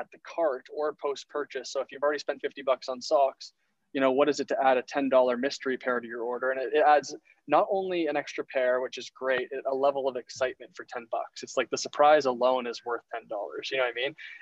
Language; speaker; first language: English; native; English